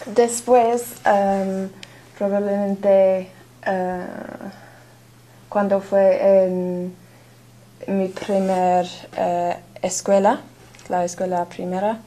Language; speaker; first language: Spanish; non-native, learner; English